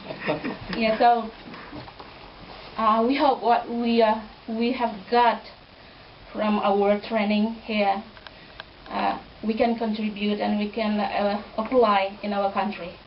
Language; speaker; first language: English; non-native, fluent; Indonesian